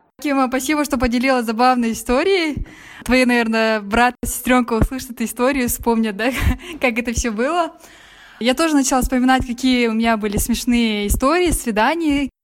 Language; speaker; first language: Russian; native; Russian